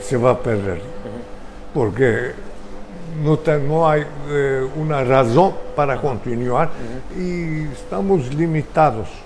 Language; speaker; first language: Spanish; early bilingual, heritage; Ladino